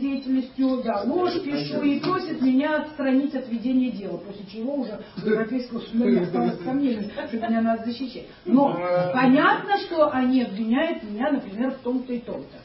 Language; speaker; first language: Russian; native; Russian